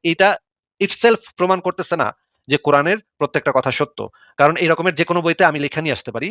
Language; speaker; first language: Bangla; native; Bangla